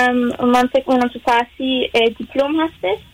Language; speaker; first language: Persian; early bilingual, heritage; Persian